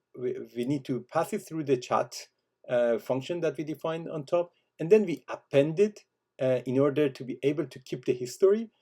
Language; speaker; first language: English; non-native, fluent; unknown